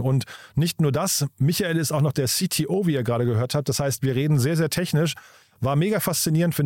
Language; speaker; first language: German; native; German